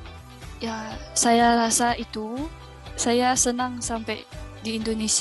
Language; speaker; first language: Indonesian; non-native, learner; Chinese